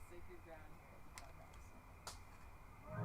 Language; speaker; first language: English; native; English